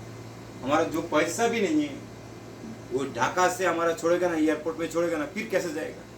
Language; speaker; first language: Hindi; non-native, learner; Bangla